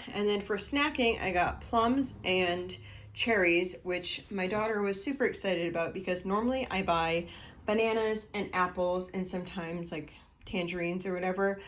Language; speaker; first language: English; native; English